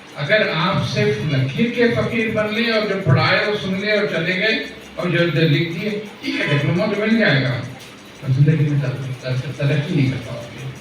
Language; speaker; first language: Urdu; native; Urdu